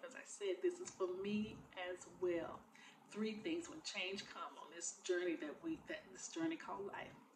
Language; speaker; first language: English; native; English